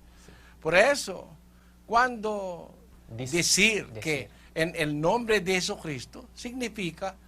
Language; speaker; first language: Spanish; non-native, fluent; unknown